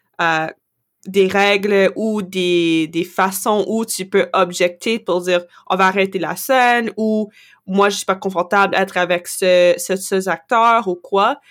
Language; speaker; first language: French; non-native, local second language; English